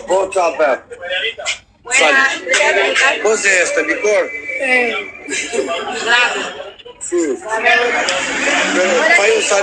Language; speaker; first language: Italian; non-native, learner; Albanian